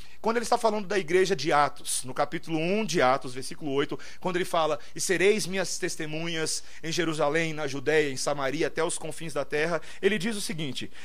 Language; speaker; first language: Portuguese; native; Portuguese